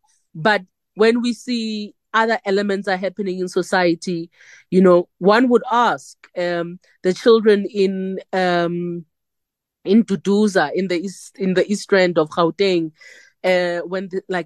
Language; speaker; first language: English; non-native, local second language; Northern Sotho